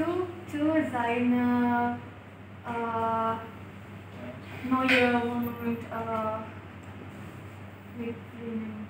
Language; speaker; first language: German; non-native, learner; Indonesian